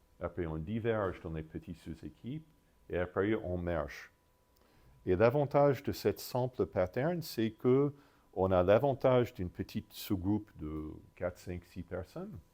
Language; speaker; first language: French; non-native, fluent; English